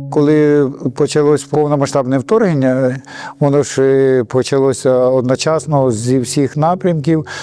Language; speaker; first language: Ukrainian; native; Ukrainian